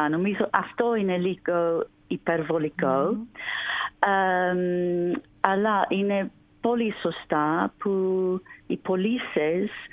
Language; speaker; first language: Greek; non-native, learner; English